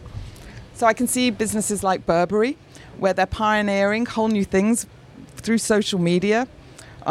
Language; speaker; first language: English; native; English